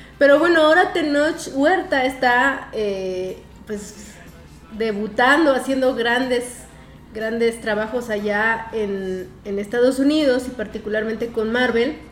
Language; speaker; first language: Spanish; native; Spanish